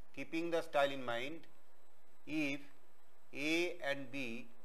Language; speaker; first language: English; non-native, local second language; Bangla